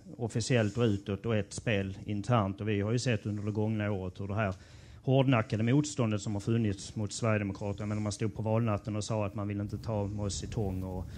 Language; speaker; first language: Swedish; native; Swedish